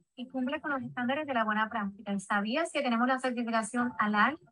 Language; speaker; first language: Spanish; native; Spanish